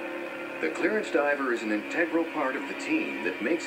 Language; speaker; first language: English; native; English